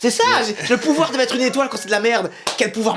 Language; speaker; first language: French; native; French